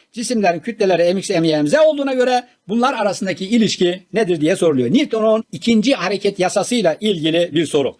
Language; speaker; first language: Turkish; native; Turkish